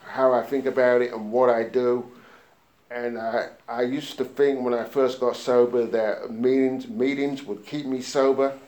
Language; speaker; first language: English; native; English